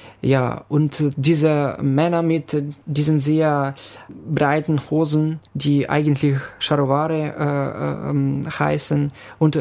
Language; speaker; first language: German; non-native, fluent; Ukrainian